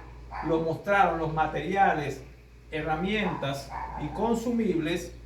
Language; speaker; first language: Spanish; native; Spanish